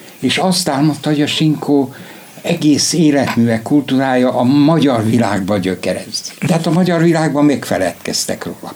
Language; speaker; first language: Hungarian; native; Hungarian